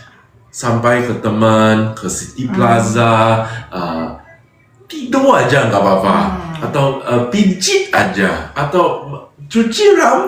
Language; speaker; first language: Indonesian; non-native, fluent; English